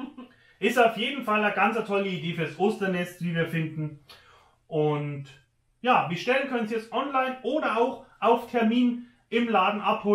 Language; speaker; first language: German; native; German